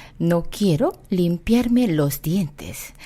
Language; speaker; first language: Spanish; non-native, fluent; Korean